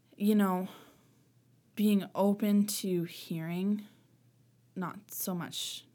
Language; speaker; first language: English; native; English